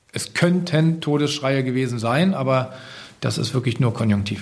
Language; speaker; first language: German; native; German